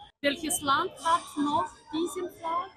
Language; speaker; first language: German; non-native, fluent; Romanian